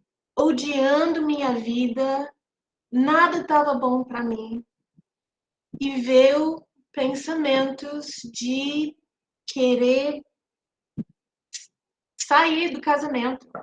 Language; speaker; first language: Portuguese; non-native, fluent; English